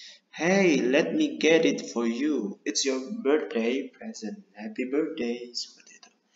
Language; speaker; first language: English; non-native, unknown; Indonesian